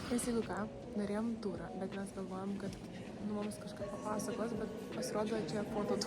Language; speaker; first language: Lithuanian; non-native, local second language; Russian